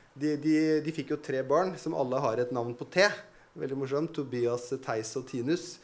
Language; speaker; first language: Norwegian; native; Norwegian